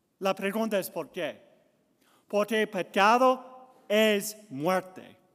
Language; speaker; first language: Spanish; non-native, learner; English